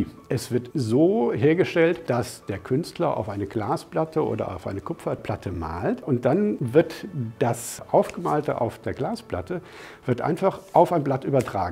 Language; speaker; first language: German; native; German